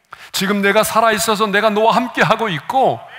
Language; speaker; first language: Korean; native; Korean